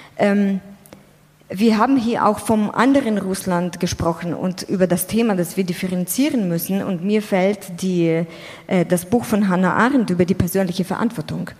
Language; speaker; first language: German; non-native, fluent; Ukrainian